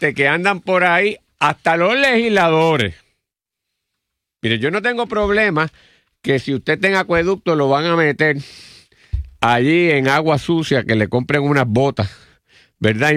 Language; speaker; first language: Spanish; native; Spanish